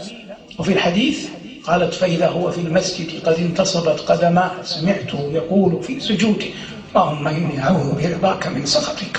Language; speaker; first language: Arabic; native; Arabic